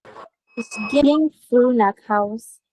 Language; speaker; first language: German; non-native, learner; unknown